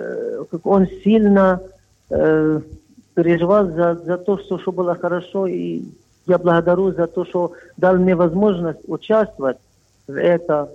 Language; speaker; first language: Russian; non-native, fluent; Arabic